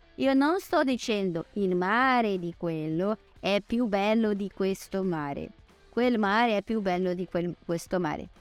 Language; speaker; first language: Italian; non-native, fluent; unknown